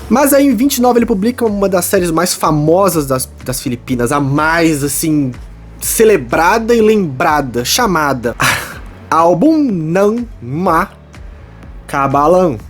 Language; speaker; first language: Portuguese; native; Portuguese